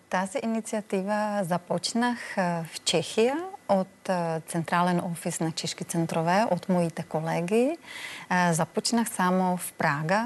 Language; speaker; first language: Bulgarian; non-native, learner; Czech